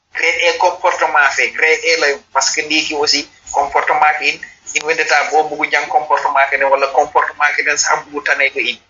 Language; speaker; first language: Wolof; non-native, local second language; Serer